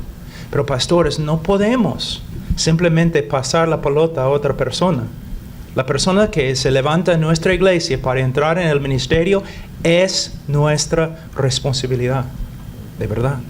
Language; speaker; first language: Spanish; non-native, fluent; English